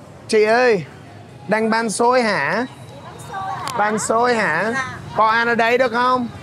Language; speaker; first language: Vietnamese; non-native, fluent; English